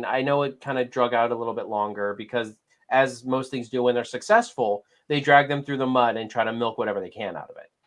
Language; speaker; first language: English; native; English